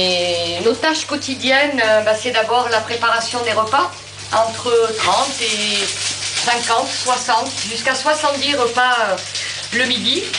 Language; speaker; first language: French; native; French